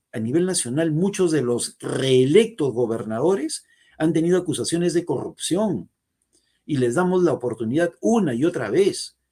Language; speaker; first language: Spanish; native; Spanish